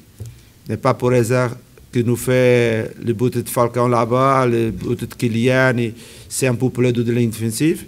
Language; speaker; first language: French; non-native, learner; Portuguese